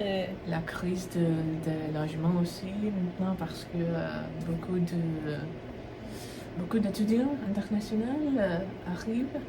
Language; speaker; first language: French; non-native, fluent; Tamil